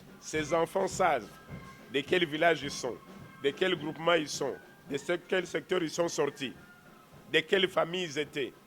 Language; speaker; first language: French; non-native, local second language; Kongo